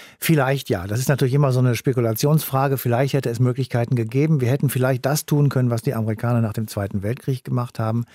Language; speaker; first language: German; native; German